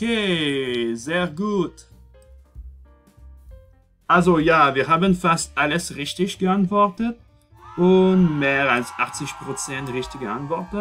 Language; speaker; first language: German; non-native, fluent; French